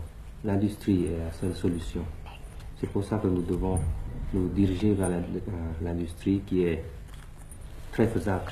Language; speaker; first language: French; early bilingual, other home language; Thai